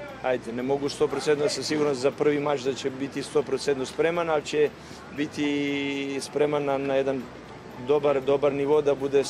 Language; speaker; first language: Bulgarian; non-native, learner; Macedonian